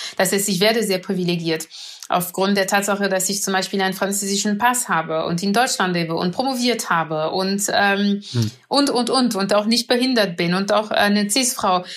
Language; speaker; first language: German; non-native, fluent; French